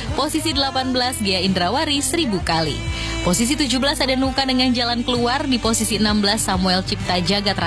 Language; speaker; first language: Indonesian; native; Indonesian